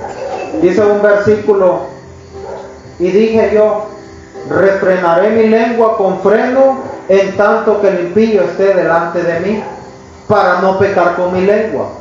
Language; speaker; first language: Spanish; native; Spanish